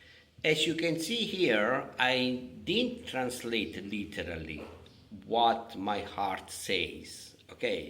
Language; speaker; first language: English; non-native, fluent; Italian